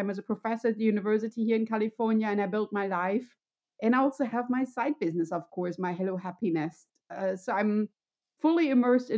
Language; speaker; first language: English; non-native, fluent; German